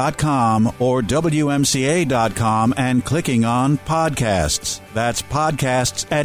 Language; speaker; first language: English; native; English